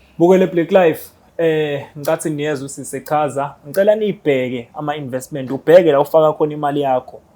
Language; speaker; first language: Zulu; native; Zulu